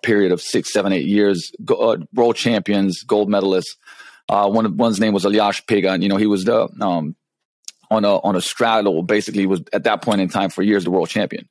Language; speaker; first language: English; non-native, fluent; Slovenian